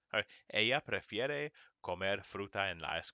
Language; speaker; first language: Spanish; non-native, fluent; English